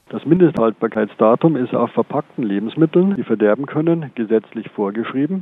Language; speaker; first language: German; native; German